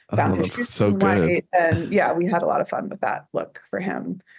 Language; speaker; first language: English; native; English